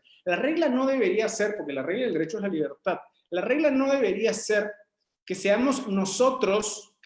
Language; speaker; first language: Spanish; native; Spanish